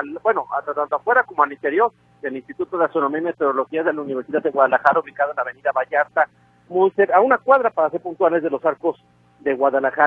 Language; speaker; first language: Spanish; native; Spanish